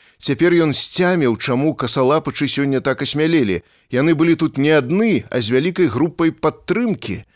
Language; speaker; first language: Belarusian; native; Belarusian